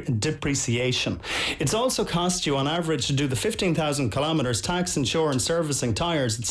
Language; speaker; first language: English; native; English